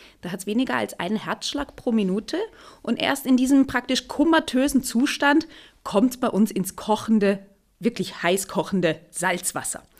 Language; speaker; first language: German; native; German